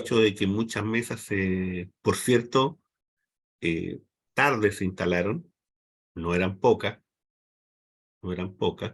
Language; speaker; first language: Spanish; native; Spanish